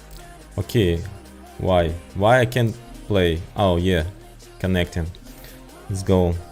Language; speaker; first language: English; non-native, learner; Ukrainian